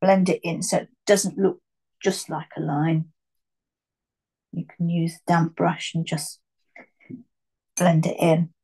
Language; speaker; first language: English; native; English